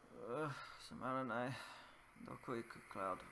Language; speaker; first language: Japanese; non-native, learner; English